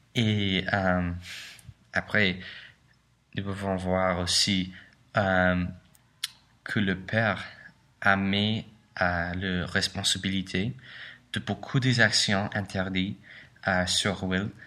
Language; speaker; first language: French; non-native, learner; English